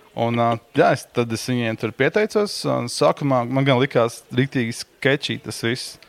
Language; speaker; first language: Latvian; native; Latvian